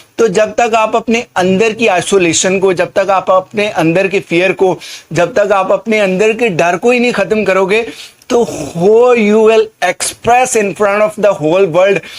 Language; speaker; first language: Hindi; non-native, local second language; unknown